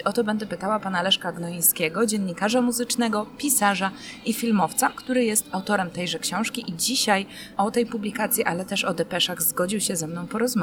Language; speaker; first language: Polish; native; Polish